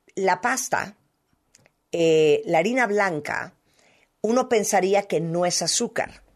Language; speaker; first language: Spanish; native; Spanish